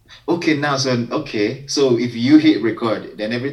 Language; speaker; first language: English; non-native, local second language; Yoruba